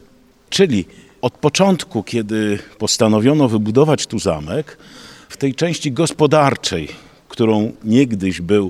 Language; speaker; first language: Polish; native; Polish